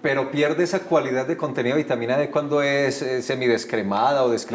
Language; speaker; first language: Spanish; native; Spanish